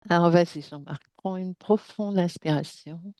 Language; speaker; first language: French; native; French